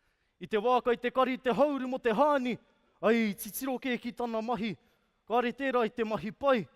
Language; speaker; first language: Māori; non-native, fluent; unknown